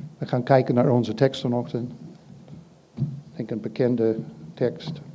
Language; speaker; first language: Dutch; non-native, fluent; English